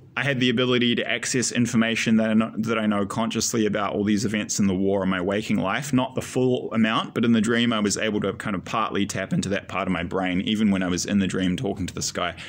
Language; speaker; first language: English; native; English